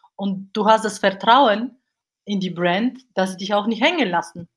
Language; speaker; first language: German; non-native, fluent; Bulgarian